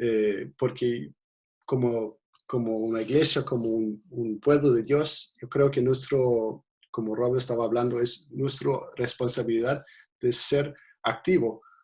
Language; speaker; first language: Spanish; non-native, fluent; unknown